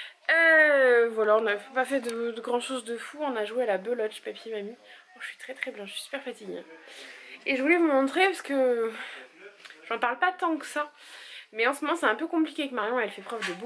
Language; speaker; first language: French; native; French